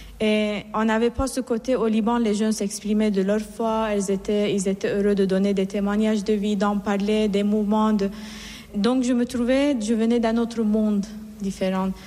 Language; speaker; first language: French; non-native, fluent; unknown